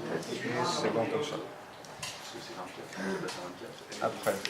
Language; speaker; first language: French; non-native, learner; Italian